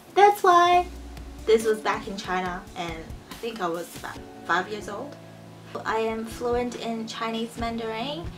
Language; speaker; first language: English; early bilingual, other home language; Chinese